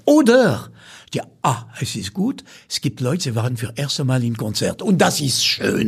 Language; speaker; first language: German; non-native, fluent; French